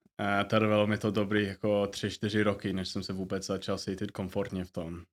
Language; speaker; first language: Czech; non-native, fluent; English